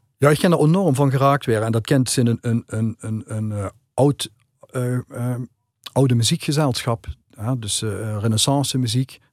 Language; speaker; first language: Dutch; native; Dutch